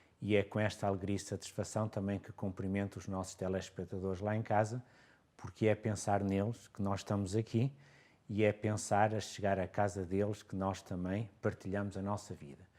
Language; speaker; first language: Portuguese; native; Portuguese